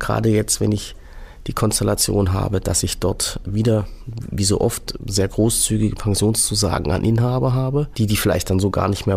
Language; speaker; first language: German; native; German